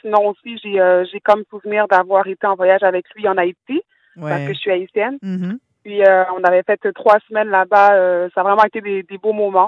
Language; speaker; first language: French; native; French